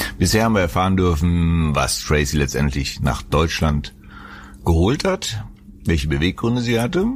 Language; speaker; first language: German; native; German